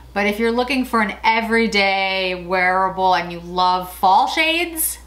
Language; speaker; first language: English; native; English